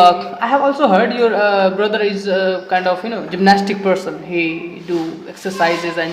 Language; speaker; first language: English; non-native, fluent; Hindi